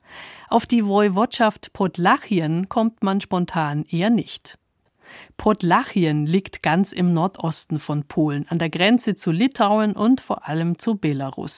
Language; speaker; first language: German; native; German